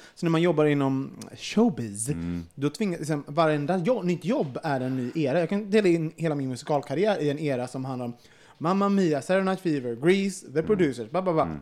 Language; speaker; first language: Swedish; native; Swedish